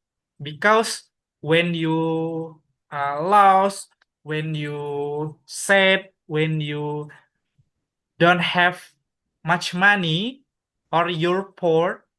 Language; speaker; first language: English; non-native, learner; Indonesian